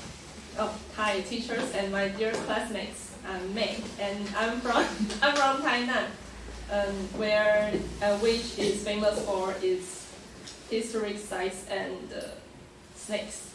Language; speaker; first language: English; non-native, fluent; Chinese